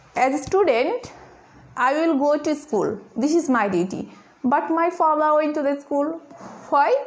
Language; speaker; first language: English; non-native, local second language; Bangla